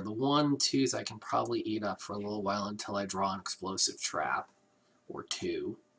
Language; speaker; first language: English; native; English